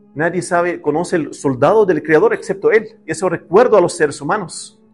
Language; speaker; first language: Spanish; non-native, learner; Arabic